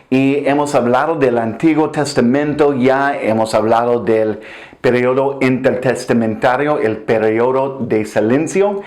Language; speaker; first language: Spanish; non-native, fluent; English